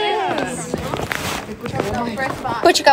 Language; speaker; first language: Spanish; early bilingual, other home language; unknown